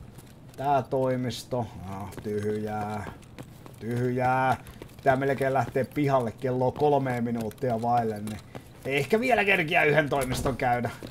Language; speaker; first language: Finnish; native; Finnish